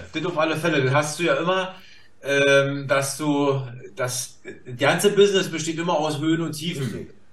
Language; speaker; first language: German; native; German